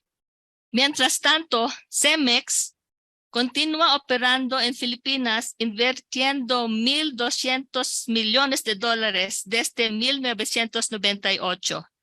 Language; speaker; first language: Spanish; non-native, local second language; Filipino